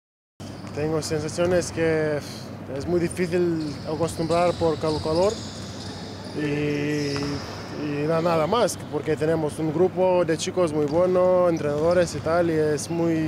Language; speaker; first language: Spanish; non-native, learner; Lithuanian